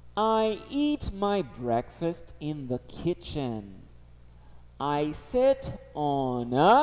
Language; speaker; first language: English; non-native, fluent; Portuguese